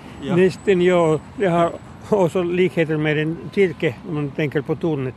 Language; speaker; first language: Norwegian; non-native, fluent; Finnish